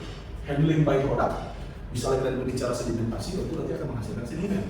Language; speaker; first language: Indonesian; native; Indonesian